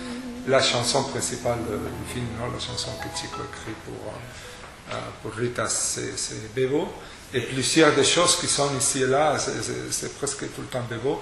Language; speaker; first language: French; non-native, fluent; Spanish